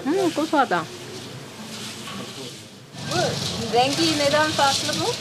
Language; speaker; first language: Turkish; non-native, fluent; Korean